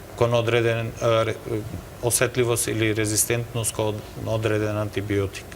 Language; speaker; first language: Macedonian; native; Macedonian